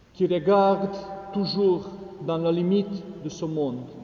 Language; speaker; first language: French; non-native, fluent; Romanian